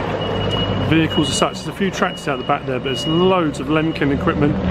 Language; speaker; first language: English; native; English